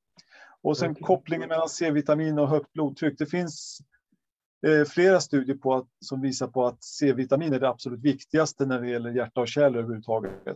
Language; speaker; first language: Swedish; native; Swedish